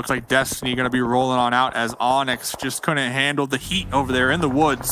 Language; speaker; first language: English; native; English